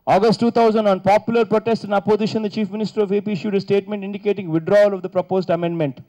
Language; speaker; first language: English; non-native, local second language; Telugu